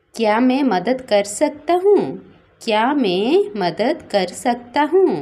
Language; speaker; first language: Hindi; non-native, local second language; Odia